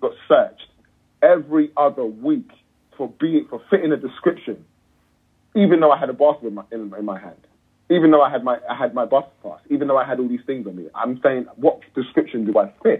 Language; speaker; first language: English; native; English